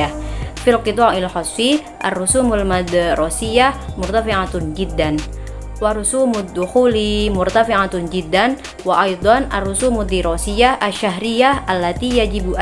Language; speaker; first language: Arabic; non-native, learner; Indonesian